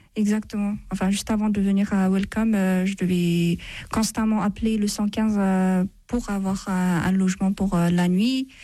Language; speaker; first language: French; non-native, fluent; Amharic